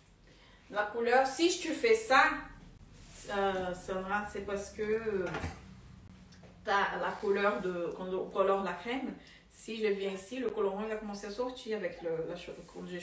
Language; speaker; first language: French; non-native, fluent; Portuguese